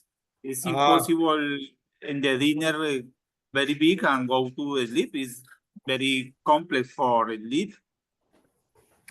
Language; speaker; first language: English; non-native, learner; Spanish